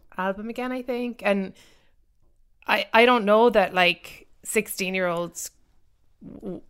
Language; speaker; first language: English; native; English